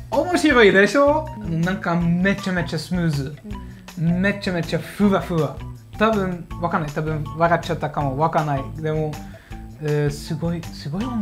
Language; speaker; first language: Japanese; non-native, fluent; Hungarian